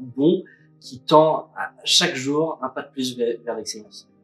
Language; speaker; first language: French; native; French